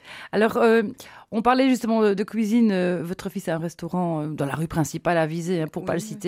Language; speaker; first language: French; native; French